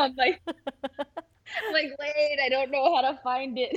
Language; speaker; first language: English; early bilingual, other home language; Spanish